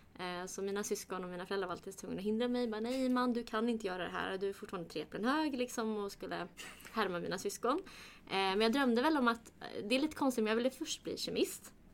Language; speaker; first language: Swedish; early bilingual, other home language; Kurdish